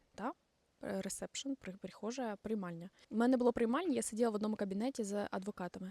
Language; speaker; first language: Ukrainian; non-native, local second language; Russian